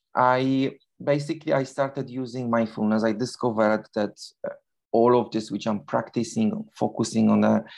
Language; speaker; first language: English; non-native, fluent; Polish